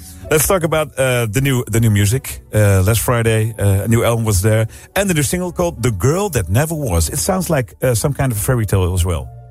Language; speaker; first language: English; non-native, fluent; Dutch